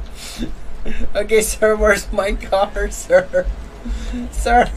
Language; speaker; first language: English; non-native, local second language; Cebuano